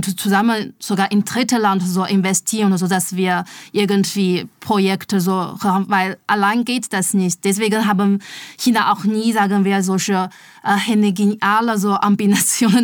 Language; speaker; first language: German; non-native, fluent; Chinese